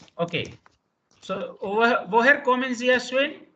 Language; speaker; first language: German; non-native, fluent; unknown